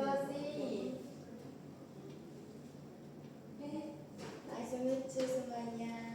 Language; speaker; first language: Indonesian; non-native, learner; Korean